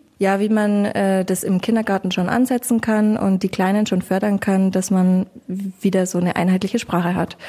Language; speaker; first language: German; native; German